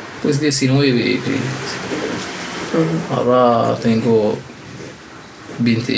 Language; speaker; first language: Spanish; non-native, learner; Arabic